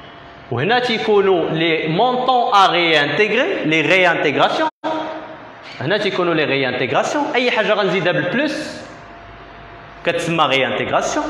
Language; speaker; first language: French; non-native, local second language; Arabic